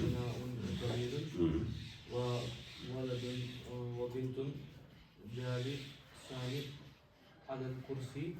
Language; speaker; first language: Arabic; non-native, learner; Urdu